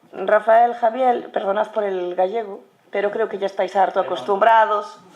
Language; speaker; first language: Spanish; non-native, local second language; Galician